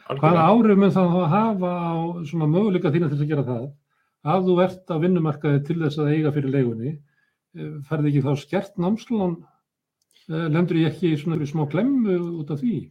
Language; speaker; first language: Icelandic; native; Icelandic